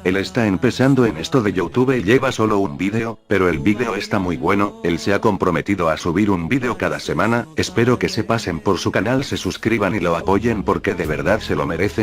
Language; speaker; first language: Spanish; native; Spanish